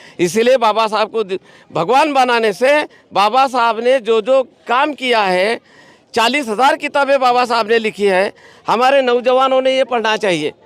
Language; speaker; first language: Hindi; non-native, local second language; Marathi